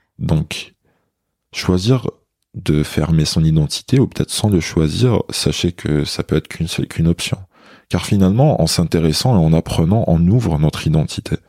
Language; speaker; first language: French; non-native, local second language; Kabyle